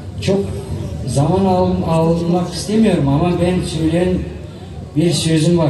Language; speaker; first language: Turkish; non-native, learner; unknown